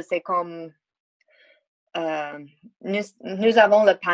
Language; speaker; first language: French; non-native, learner; English